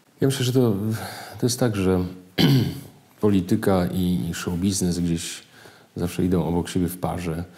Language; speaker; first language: Polish; native; Polish